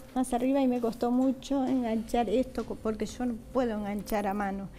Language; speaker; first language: Spanish; native; Spanish